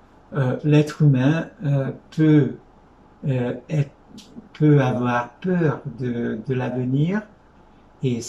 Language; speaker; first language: French; non-native, fluent; Hungarian